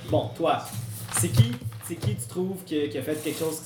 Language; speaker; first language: French; native; French